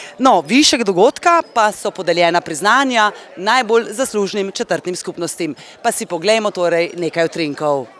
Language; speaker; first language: Slovenian; native; Slovenian